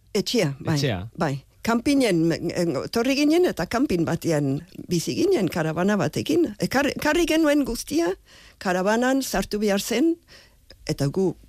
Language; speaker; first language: Basque; early bilingual, other home language; English